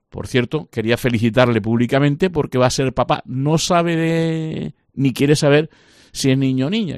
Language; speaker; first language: Spanish; native; Spanish